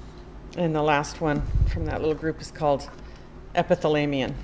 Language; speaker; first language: English; native; English